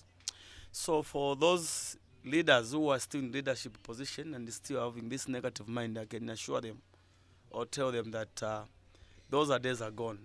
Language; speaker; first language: English; non-native, local second language; Bemba